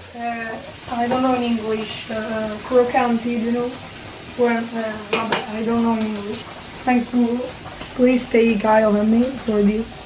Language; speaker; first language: English; non-native, learner; Italian